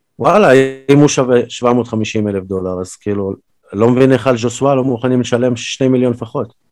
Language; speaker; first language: Hebrew; early bilingual, other home language; Russian